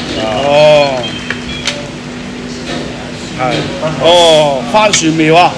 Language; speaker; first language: Cantonese; native; Cantonese